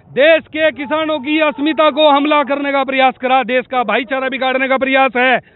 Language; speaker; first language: Hindi; native; Hindi